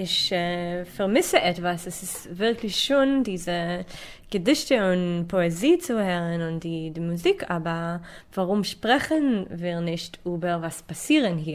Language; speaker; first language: German; non-native, learner; Hebrew